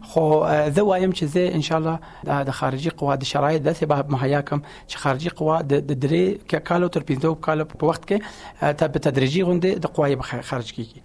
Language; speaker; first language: Pashto; non-native, local second language; Persian